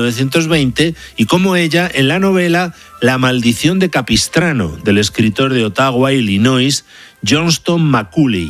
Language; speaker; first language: Spanish; native; Spanish